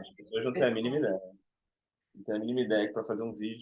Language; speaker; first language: Portuguese; native; Portuguese